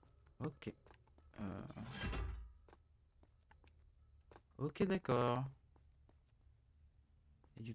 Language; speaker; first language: French; native; French